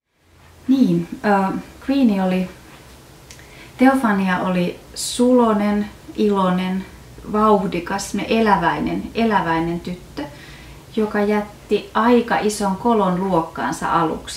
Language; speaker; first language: Finnish; native; Finnish